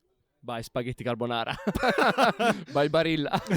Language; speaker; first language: English; non-native, learner; Italian